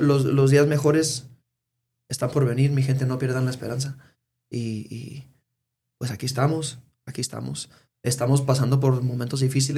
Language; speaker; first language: Spanish; early bilingual, heritage; Spanish